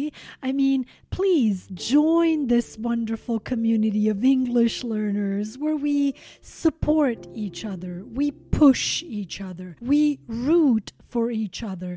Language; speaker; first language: English; non-native, fluent; Albanian